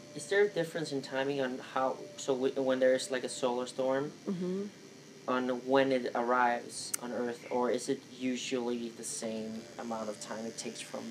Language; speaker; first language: English; non-native, fluent; Danish